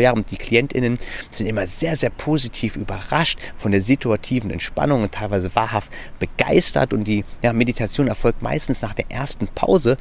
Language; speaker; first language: German; native; German